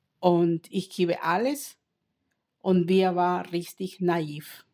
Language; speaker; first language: German; non-native, learner; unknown